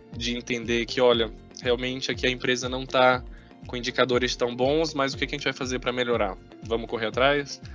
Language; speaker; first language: Portuguese; native; Portuguese